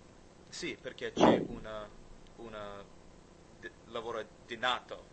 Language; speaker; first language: Italian; non-native, learner; English